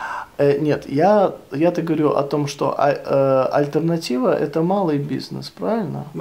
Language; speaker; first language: Russian; native; Russian